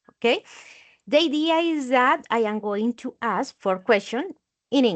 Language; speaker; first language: English; non-native, learner; Spanish